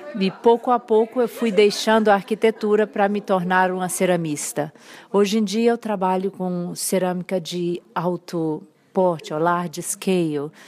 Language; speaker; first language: Portuguese; native; Portuguese